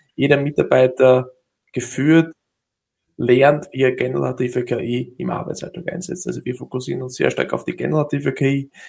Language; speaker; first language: German; native; German